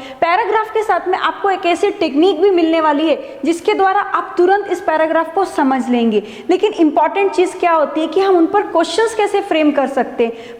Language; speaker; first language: Hindi; native; Hindi